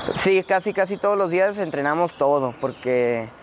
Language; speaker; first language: Spanish; early bilingual, heritage; Spanish